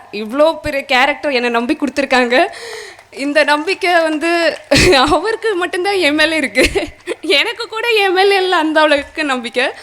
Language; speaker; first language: Tamil; non-native, learner; Malayalam